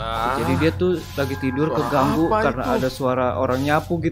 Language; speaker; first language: Indonesian; native; Indonesian